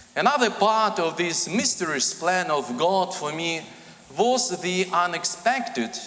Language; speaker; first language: English; non-native, fluent; Ukrainian